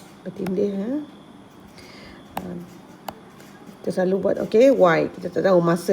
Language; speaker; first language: Malay; native; Malay